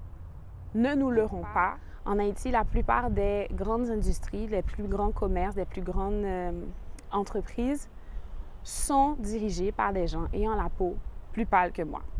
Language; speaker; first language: French; native; French